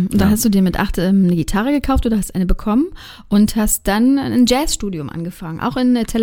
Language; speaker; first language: German; native; German